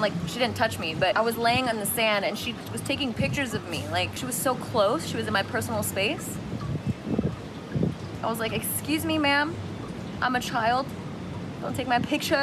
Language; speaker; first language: English; early bilingual, other home language; Spanish